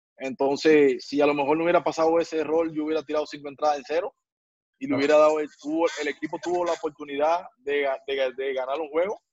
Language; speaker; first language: Spanish; native; Spanish